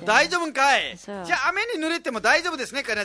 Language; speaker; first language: Japanese; non-native, fluent; Nepali